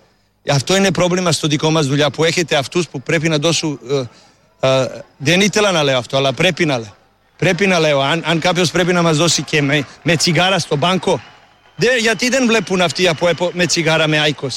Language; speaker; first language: Greek; non-native, learner; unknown